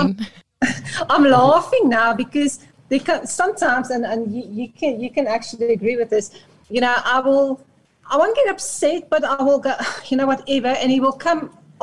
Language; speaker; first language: English; non-native, local second language; Afrikaans